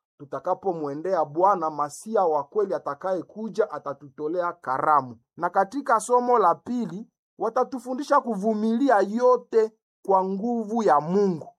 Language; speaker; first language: Swahili; native; Swahili